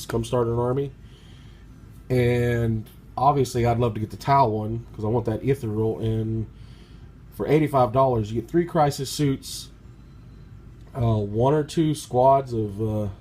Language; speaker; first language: English; native; English